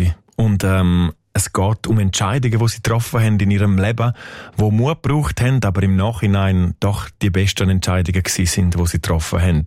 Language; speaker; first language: German; native; German